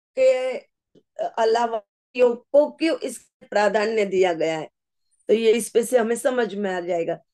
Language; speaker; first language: Hindi; non-native, local second language; Marathi